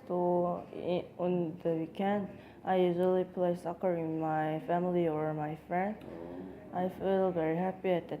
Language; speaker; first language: English; non-native, learner; Korean